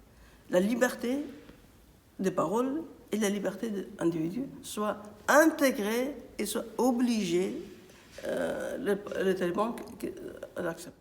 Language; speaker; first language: French; non-native, fluent; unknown